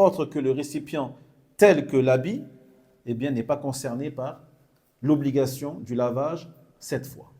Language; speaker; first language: French; native; French